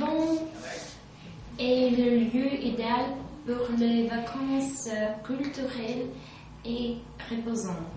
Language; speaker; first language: French; non-native, learner; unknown